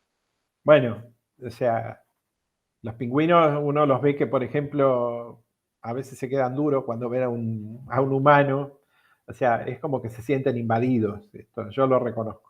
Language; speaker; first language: Spanish; native; Spanish